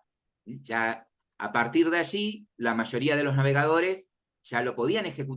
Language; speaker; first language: Spanish; native; Spanish